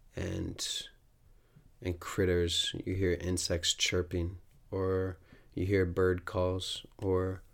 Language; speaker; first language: English; native; English